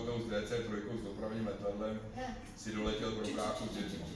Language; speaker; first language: Czech; native; Czech